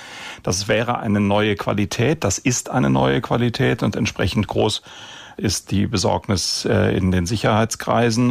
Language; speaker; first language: German; native; German